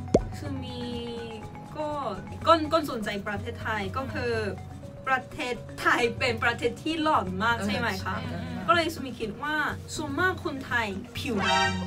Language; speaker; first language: Thai; non-native, learner; Korean